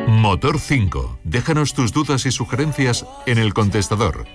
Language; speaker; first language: Spanish; native; Spanish